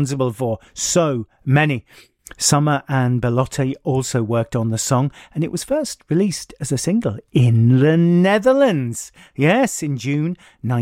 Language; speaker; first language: English; native; English